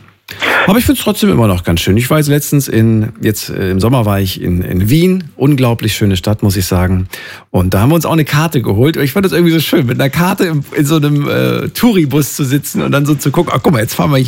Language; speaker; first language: German; native; German